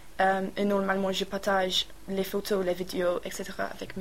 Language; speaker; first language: French; non-native, learner; English